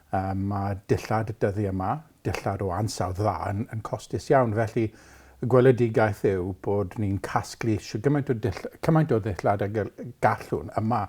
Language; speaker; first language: Welsh; non-native, local second language; English